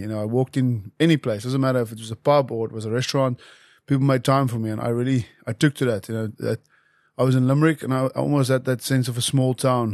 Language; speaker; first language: English; non-native, local second language; Afrikaans